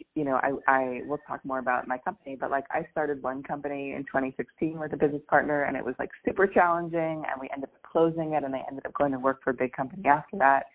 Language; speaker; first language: English; native; English